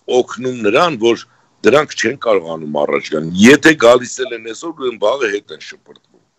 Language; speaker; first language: Armenian; native; Armenian